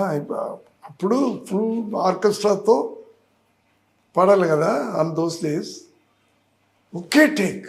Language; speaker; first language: Telugu; non-native, learner; Tamil